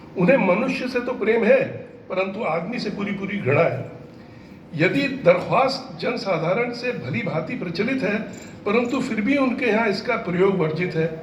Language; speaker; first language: Hindi; native; Hindi